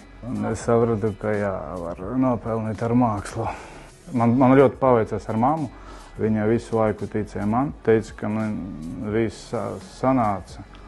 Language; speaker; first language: Latvian; non-native, local second language; Russian